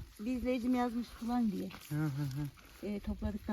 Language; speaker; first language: Turkish; native; Turkish